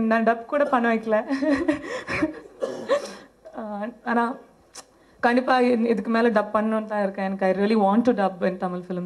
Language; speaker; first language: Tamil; non-native, local second language; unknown